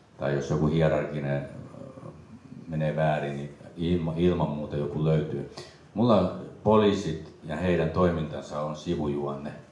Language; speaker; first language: Finnish; native; Finnish